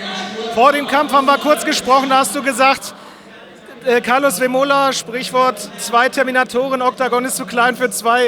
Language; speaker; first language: German; native; German